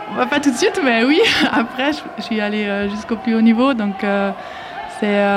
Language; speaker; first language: French; early bilingual, other home language; German